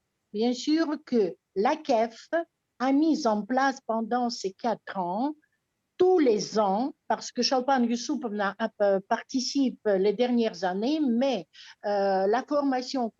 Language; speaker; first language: French; non-native, fluent; Russian